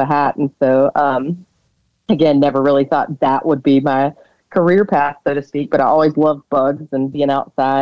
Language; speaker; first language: English; native; English